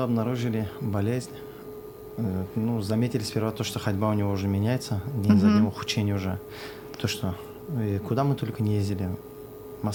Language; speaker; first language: Russian; non-native, local second language; Azerbaijani